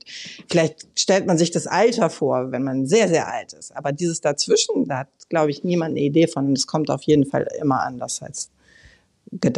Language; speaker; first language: German; native; German